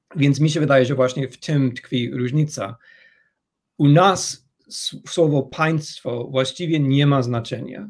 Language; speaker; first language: Polish; non-native, fluent; English